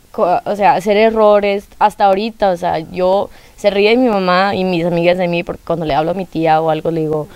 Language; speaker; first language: Spanish; early bilingual, heritage; Spanish